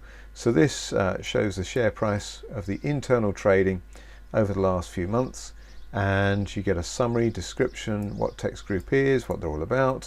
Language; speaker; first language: English; native; English